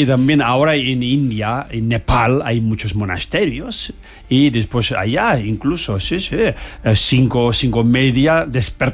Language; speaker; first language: Spanish; non-native, learner; Tibetan